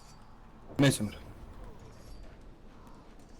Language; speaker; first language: German; native; German